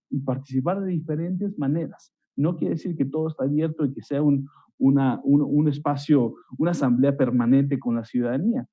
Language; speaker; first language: Spanish; native; Spanish